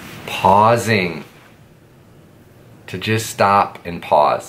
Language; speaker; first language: English; native; English